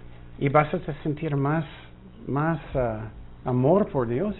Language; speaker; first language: Spanish; non-native, fluent; English